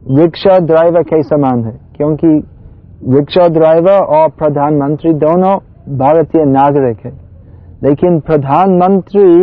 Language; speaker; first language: Hindi; non-native, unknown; English